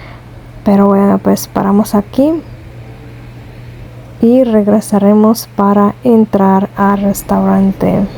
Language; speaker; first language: Spanish; non-native, fluent; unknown